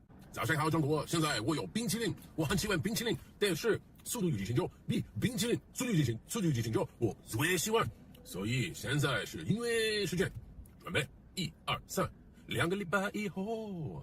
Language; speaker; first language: Chinese; non-native, learner; English